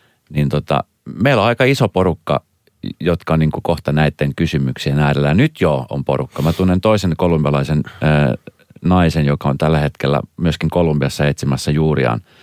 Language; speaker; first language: Finnish; native; Finnish